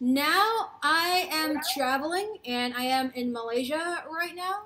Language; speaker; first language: English; non-native, local second language; Cebuano